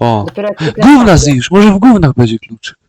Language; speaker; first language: Polish; native; Polish